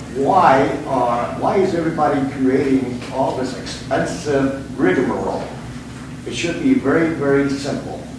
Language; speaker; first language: English; early bilingual, other home language; German